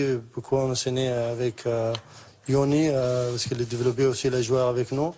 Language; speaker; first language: French; non-native, learner; Arabic